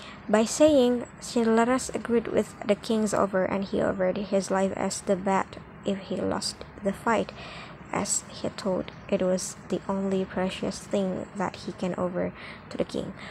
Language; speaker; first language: English; non-native, fluent; Indonesian